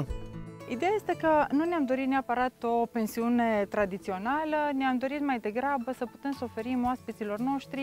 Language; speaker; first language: Romanian; native; Romanian